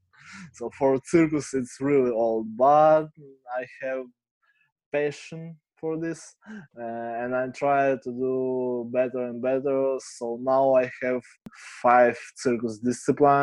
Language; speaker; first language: English; non-native, learner; Ukrainian